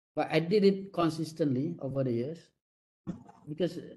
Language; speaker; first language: English; non-native, local second language; Malay